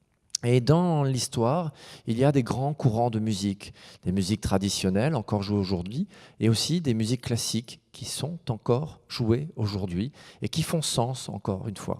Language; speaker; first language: French; native; French